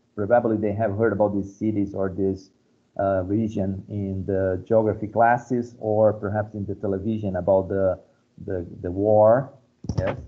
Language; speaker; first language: English; non-native, fluent; Portuguese